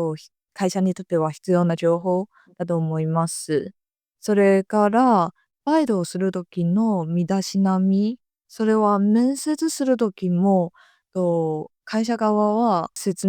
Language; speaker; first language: Japanese; non-native, fluent; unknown